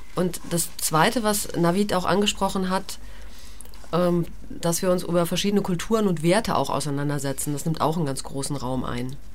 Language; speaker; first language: German; native; German